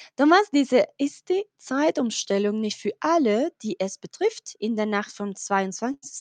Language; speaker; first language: German; non-native, fluent; Spanish